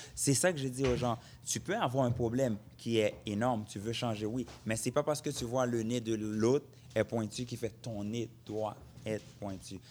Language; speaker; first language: French; non-native, local second language; Haitian Creole